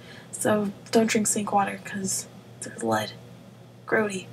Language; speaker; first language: English; native; English